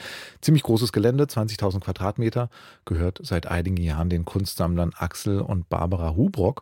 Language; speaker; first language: German; native; German